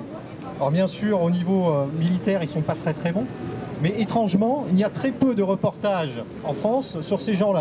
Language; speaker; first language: French; native; French